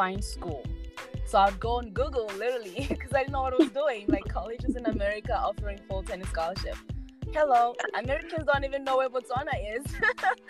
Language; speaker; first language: English; non-native, local second language; Tswana